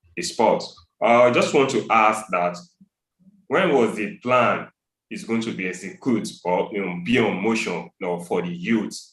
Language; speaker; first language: English; non-native, local second language; Yoruba